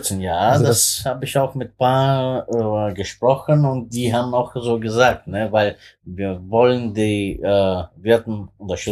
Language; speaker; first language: German; non-native, fluent; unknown